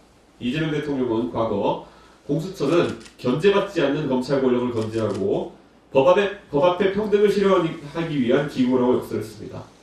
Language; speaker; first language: Korean; native; Korean